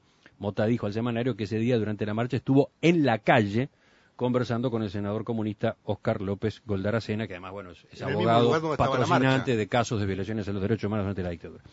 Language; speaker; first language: Spanish; native; Spanish